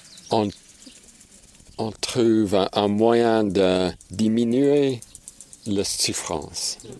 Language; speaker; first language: French; non-native, fluent; English